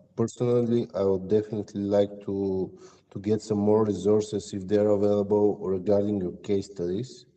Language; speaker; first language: English; non-native, fluent; Bulgarian